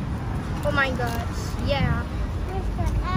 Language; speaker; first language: German; non-native, learner; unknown